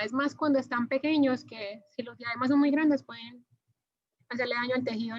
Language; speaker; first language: Spanish; native; Spanish